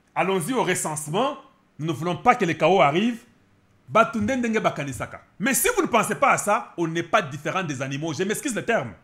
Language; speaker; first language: French; non-native, local second language; Lingala